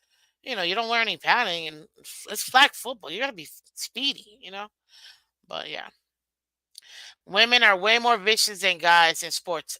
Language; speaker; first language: English; native; English